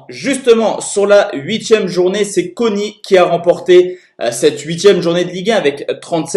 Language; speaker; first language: French; native; French